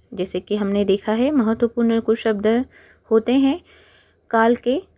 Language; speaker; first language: Hindi; non-native, local second language; Marathi